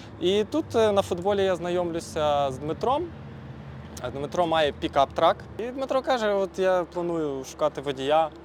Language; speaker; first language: Ukrainian; native; Ukrainian